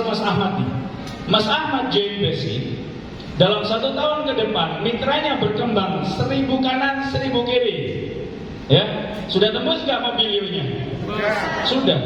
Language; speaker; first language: Indonesian; native; Indonesian